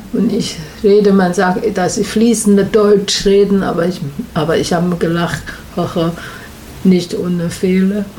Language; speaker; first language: German; non-native, learner; Chinese